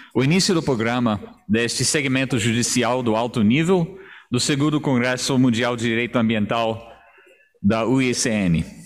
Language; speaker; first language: Portuguese; non-native, fluent; English